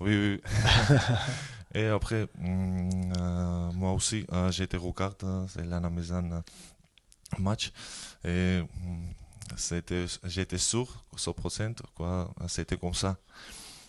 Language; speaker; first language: French; non-native, learner; Georgian